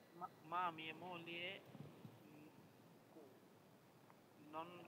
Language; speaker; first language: Italian; non-native, learner; Bangla